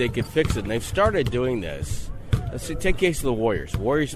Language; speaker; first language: English; native; English